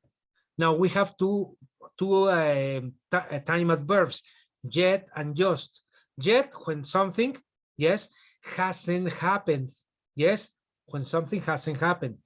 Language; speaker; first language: English; non-native, fluent; Spanish